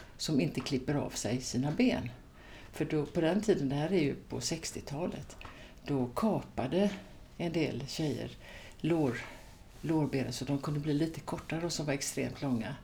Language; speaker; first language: Swedish; native; Swedish